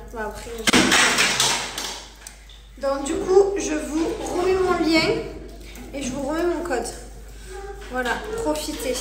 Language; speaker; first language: French; native; French